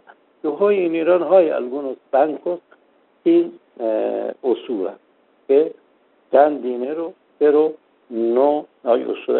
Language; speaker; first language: Spanish; non-native, fluent; Persian